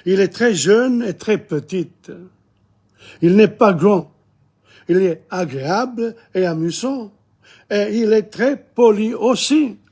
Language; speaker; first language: French; non-native, fluent; English